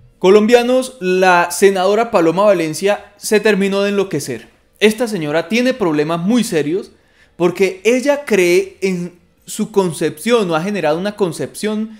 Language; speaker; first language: Spanish; native; Spanish